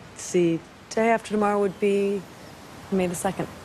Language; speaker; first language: English; native; English